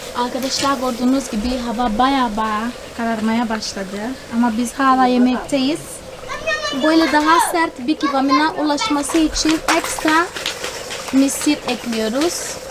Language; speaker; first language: Turkish; non-native, fluent; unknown